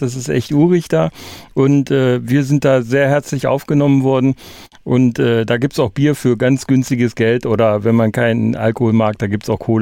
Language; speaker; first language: German; native; German